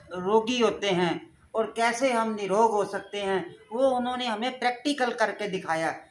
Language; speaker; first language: Hindi; native; Hindi